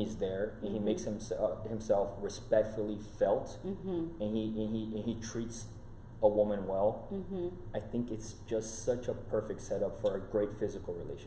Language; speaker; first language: English; non-native, fluent; Portuguese